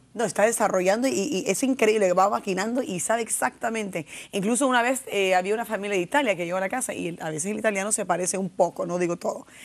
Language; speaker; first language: Spanish; early bilingual, heritage; Spanish